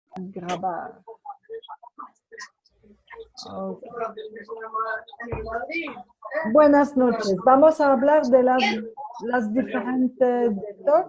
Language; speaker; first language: Spanish; non-native, fluent; French